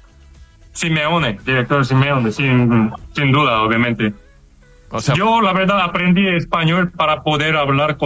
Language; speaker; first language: Spanish; non-native, learner; Korean